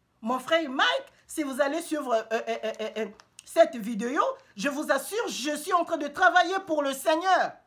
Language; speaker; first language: French; non-native, local second language; Lingala